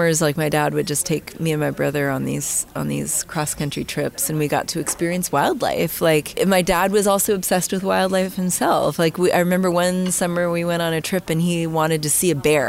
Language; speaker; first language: English; native; English